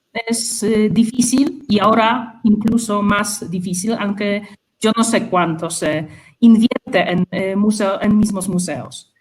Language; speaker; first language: Spanish; non-native, fluent; Polish